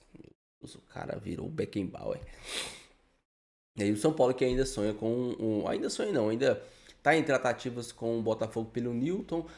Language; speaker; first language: Portuguese; native; Portuguese